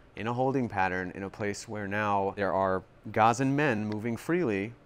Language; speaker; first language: English; native; English